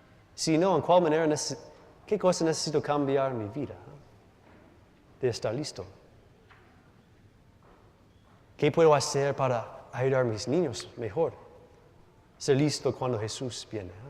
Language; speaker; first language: Spanish; non-native, learner; English